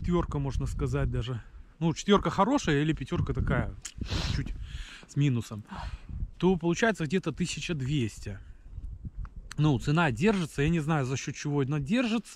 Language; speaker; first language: Russian; native; Russian